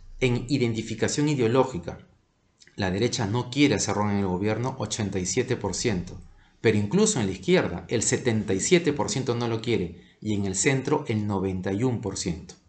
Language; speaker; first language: Spanish; native; Spanish